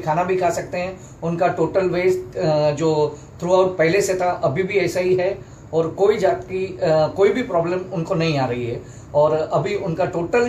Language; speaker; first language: Hindi; native; Hindi